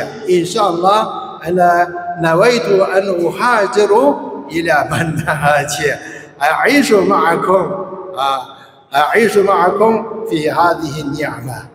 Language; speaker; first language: Arabic; non-native, fluent; Chinese